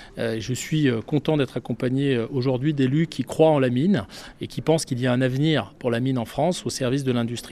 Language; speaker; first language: French; native; French